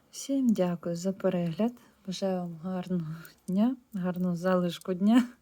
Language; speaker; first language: Ukrainian; non-native, local second language; Russian